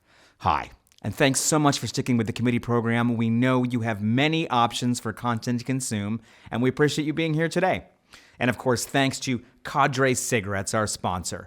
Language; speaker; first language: English; native; English